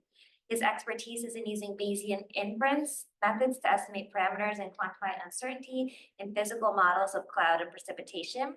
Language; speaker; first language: English; native; English